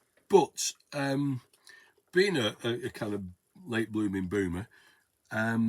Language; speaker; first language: English; native; English